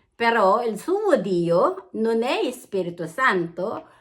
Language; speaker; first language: Italian; non-native, learner; Filipino